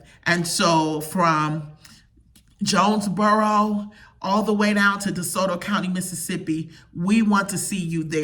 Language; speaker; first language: English; native; English